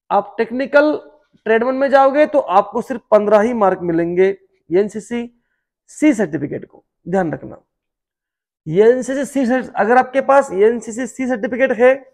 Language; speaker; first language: Hindi; non-native, local second language; Marathi